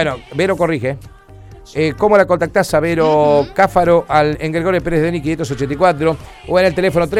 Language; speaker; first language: Spanish; native; Spanish